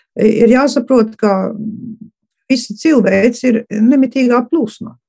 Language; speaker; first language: Latvian; early bilingual, heritage; Latvian